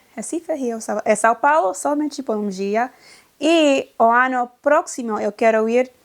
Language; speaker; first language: Portuguese; non-native, learner; English